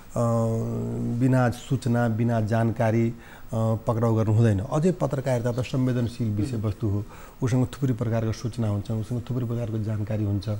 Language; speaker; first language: Nepali; non-native, local second language; Maithili